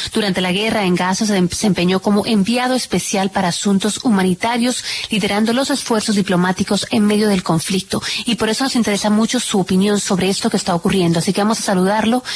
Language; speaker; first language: Spanish; native; Spanish